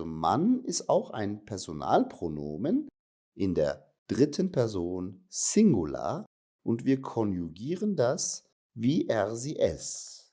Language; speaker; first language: German; native; German